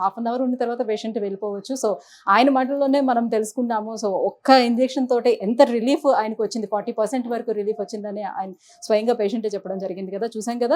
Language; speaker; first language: Telugu; native; Telugu